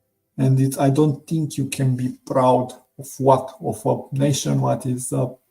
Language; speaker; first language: English; non-native, learner; Romanian